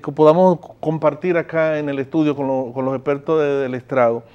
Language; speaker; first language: Spanish; native; Spanish